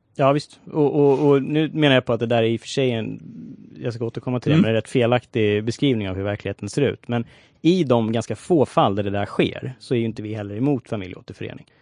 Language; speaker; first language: Swedish; native; Swedish